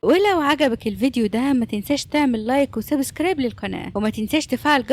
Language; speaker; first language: Arabic; native; Arabic